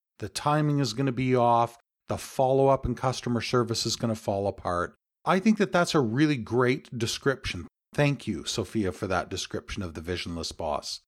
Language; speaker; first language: English; native; English